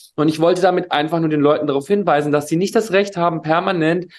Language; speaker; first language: German; native; German